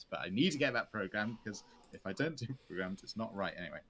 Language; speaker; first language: English; native; English